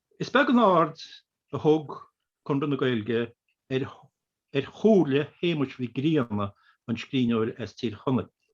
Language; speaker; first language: Irish; native; Irish